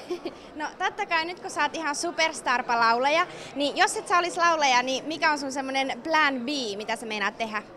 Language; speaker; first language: Finnish; native; Finnish